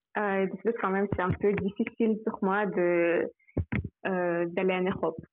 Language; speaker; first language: French; non-native, fluent; Russian